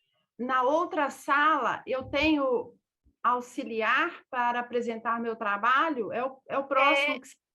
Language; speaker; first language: Portuguese; native; Portuguese